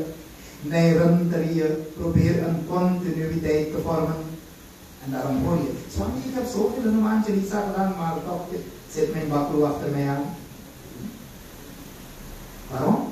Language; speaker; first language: Dutch; non-native, local second language; Caribbean Hindustani